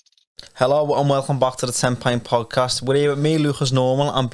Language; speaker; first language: English; native; English